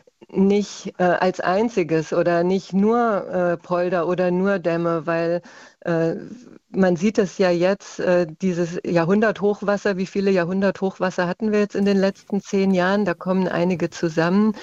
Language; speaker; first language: German; native; German